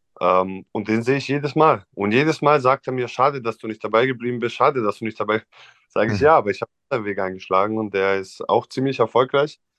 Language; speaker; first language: German; non-native, fluent; Serbian